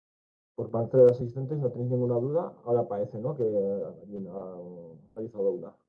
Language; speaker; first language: Spanish; native; Spanish